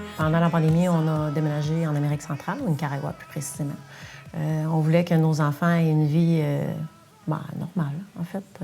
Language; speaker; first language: French; non-native, local second language; English